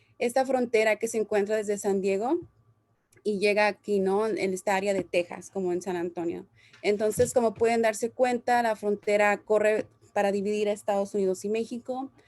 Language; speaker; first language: Spanish; early bilingual, heritage; Spanish